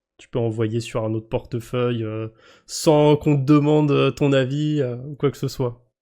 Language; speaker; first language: French; native; French